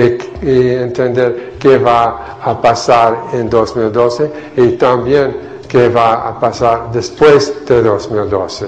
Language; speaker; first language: Spanish; non-native, fluent; English